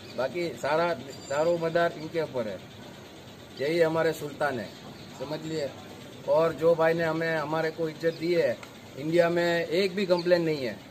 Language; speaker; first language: Hindi; non-native, local second language; Gujarati